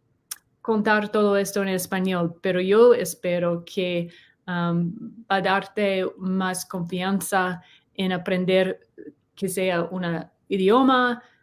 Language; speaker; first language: Spanish; non-native, learner; English